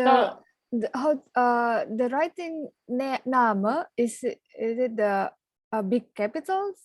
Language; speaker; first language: English; non-native, learner; Indonesian